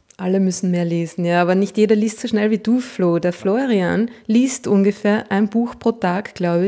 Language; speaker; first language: German; native; German